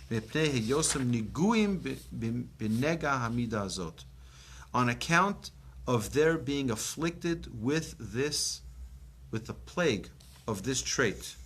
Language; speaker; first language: English; native; English